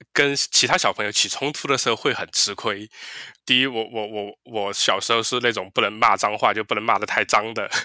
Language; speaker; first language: Chinese; native; Chinese